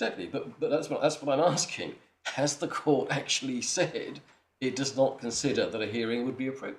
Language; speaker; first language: English; native; English